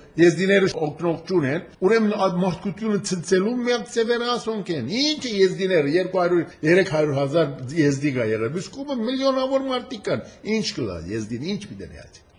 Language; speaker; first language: Armenian; early bilingual, heritage; Armenian